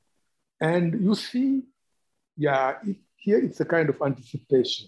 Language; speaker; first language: English; non-native, fluent; Wolof